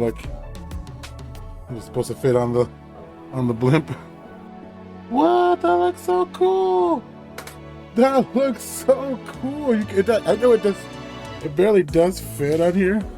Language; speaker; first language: English; native; English